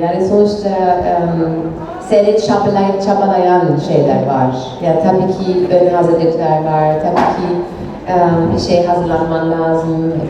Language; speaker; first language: Turkish; early bilingual, heritage; Turkish